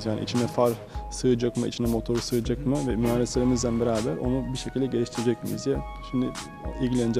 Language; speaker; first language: Turkish; native; Turkish